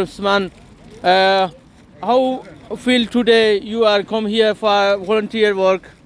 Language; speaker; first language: English; non-native, learner; Urdu